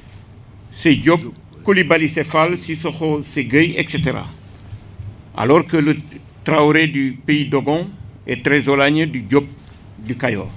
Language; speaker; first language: French; non-native, local second language; Wolof